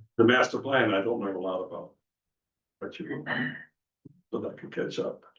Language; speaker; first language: English; non-native, fluent; Dutch